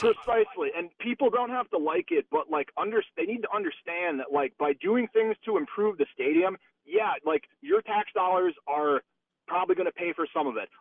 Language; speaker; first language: English; native; English